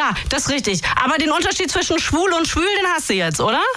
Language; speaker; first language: German; native; German